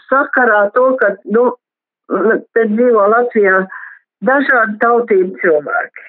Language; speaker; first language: Latvian; non-native, local second language; Russian